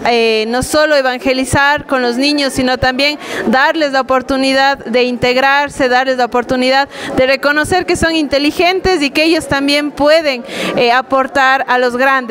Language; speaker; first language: Spanish; native; Spanish